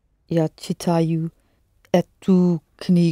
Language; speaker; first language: Russian; non-native, learner; English